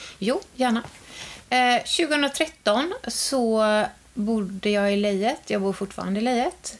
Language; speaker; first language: Swedish; native; Swedish